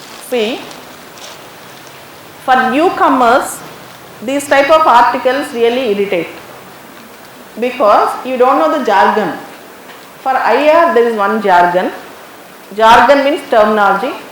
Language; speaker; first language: English; non-native, local second language; Telugu